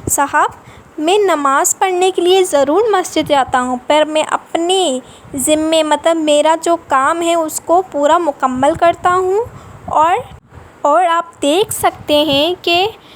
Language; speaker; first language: Urdu; non-native, local second language; Sindhi